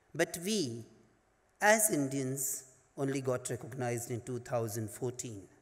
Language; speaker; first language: English; non-native, local second language; Hindi